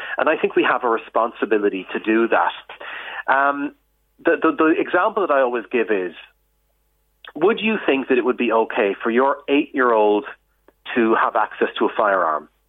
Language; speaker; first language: English; native; English